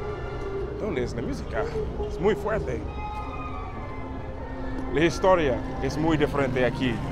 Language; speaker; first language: Spanish; non-native, learner; English